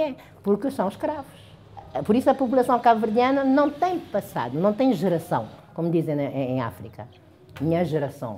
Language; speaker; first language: Portuguese; non-native, local second language; Kabuverdianu